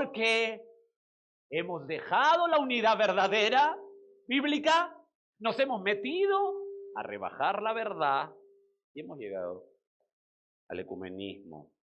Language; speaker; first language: Spanish; native; Spanish